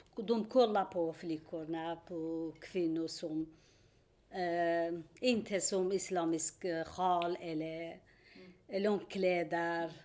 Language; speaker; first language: Swedish; non-native, learner; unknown